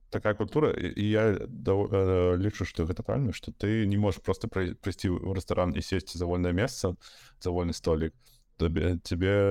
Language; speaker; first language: Belarusian; native; Belarusian